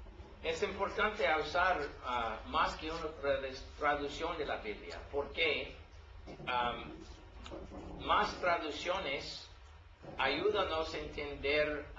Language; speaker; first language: Spanish; non-native, learner; English